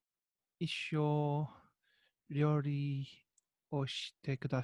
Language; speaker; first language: Japanese; non-native, learner; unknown